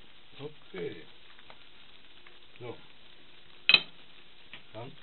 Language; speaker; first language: German; non-native, fluent; Italian